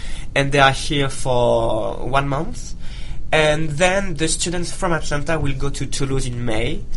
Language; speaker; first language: English; non-native, fluent; Italian